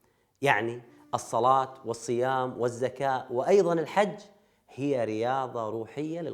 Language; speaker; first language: Arabic; native; Arabic